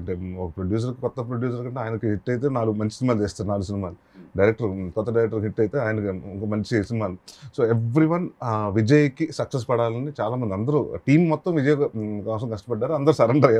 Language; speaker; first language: Telugu; native; Telugu